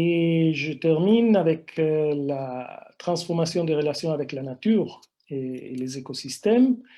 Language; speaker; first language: French; non-native, fluent; Italian